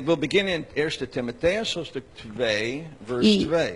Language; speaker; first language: Dutch; non-native, learner; English